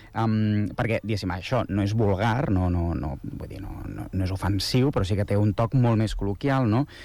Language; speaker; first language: Catalan; native; Catalan